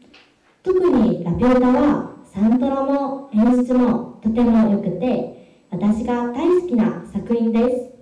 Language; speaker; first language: Japanese; non-native, fluent; Korean